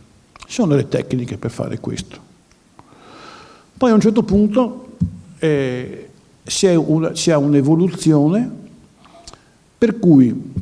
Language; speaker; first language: Italian; native; Italian